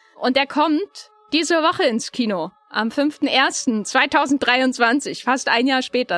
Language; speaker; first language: German; native; German